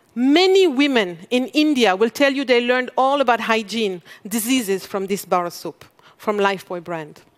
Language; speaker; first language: English; non-native, fluent; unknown